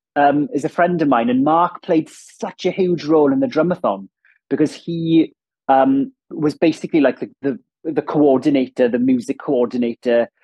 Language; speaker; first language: English; non-native, local second language; Welsh